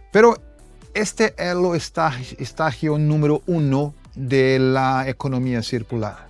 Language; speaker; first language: Spanish; non-native, fluent; Portuguese